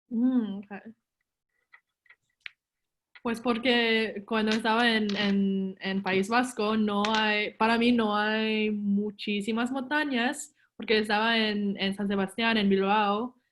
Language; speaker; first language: Spanish; non-native, learner; English